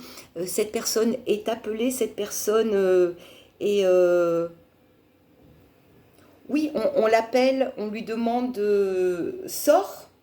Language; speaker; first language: French; native; French